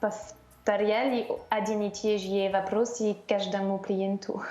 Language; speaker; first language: Russian; non-native, learner; French